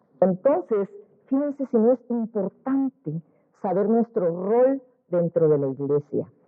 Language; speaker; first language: Spanish; native; Spanish